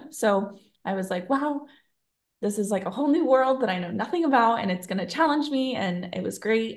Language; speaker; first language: English; native; English